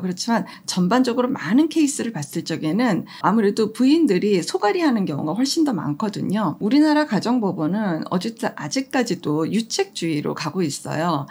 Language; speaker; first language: Korean; native; Korean